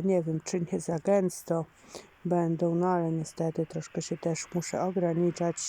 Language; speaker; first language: Polish; native; Polish